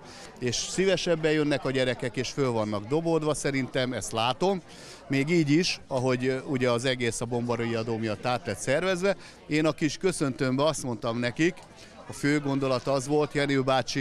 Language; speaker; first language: Hungarian; native; Hungarian